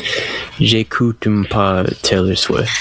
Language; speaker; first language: French; non-native, learner; English